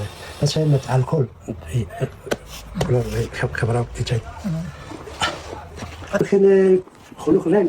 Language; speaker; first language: Dutch; non-native, learner; Persian